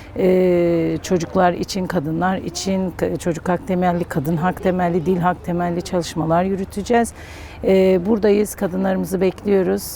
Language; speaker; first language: Turkish; non-native, local second language; Kurdish